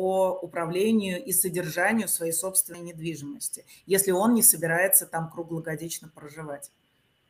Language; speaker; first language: Russian; native; Russian